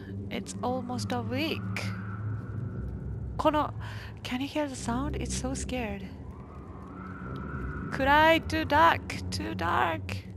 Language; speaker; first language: English; non-native, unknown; Japanese